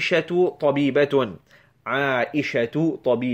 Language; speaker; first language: Arabic; non-native, fluent; English